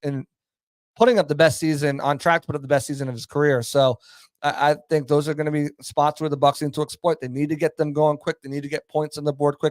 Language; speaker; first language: English; native; English